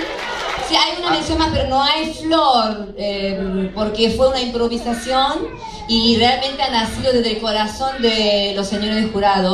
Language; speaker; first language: Spanish; native; Spanish